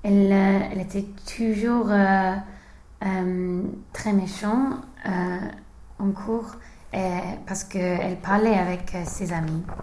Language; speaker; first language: French; non-native, learner; English